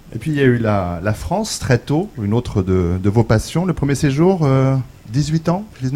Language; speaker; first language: French; native; French